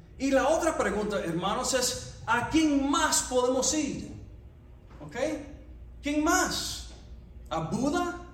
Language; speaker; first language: Spanish; non-native, fluent; English